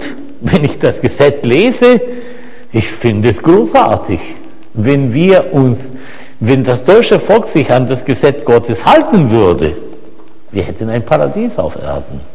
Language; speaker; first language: German; non-native, fluent; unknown